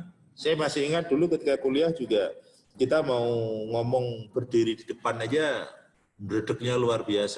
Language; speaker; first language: Indonesian; non-native, local second language; Javanese